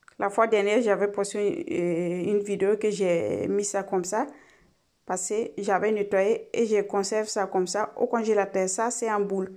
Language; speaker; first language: French; non-native, local second language; Mossi